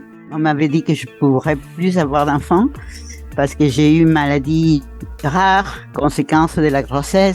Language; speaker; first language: French; non-native, fluent; Spanish